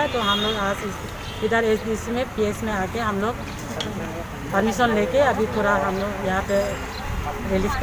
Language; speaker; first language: Hindi; non-native, local second language; Kok Borok